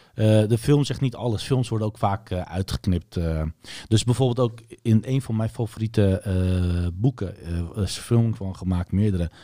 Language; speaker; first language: Dutch; early bilingual, other home language; Turkish